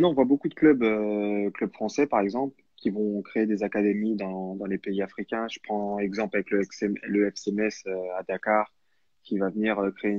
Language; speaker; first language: French; native; French